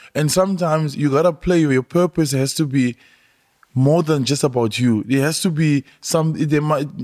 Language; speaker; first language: English; non-native, local second language; Xhosa